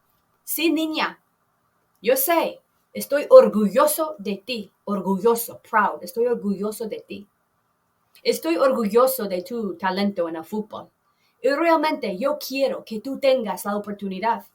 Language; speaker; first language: Spanish; non-native, fluent; English